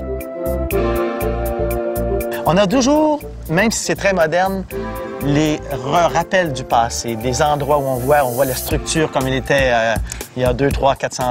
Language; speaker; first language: French; native; French